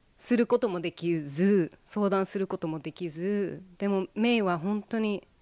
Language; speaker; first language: Japanese; early bilingual, heritage; Japanese